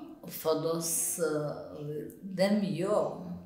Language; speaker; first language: German; non-native, learner; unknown